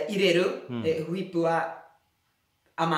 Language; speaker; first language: Japanese; non-native, learner; Italian